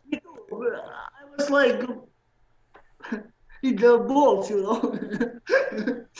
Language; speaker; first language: English; non-native, learner; Slovenian